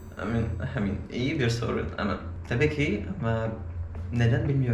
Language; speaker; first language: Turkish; non-native, learner; French